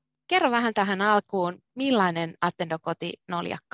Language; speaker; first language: Finnish; native; Finnish